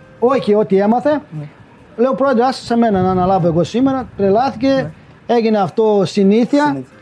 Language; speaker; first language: Greek; non-native, fluent; Portuguese